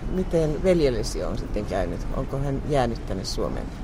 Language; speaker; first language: Finnish; native; Finnish